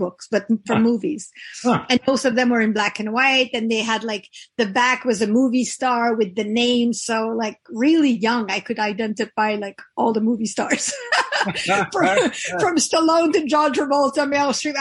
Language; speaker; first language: English; non-native, fluent; French